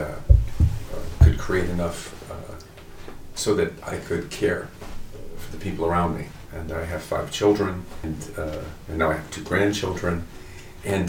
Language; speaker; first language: English; native; English